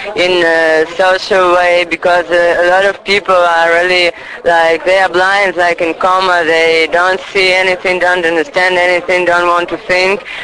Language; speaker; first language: English; non-native, fluent; Russian